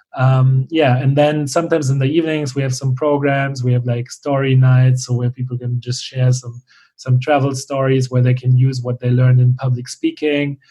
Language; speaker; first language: English; non-native, fluent; German